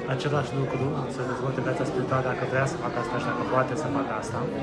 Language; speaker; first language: Romanian; native; Romanian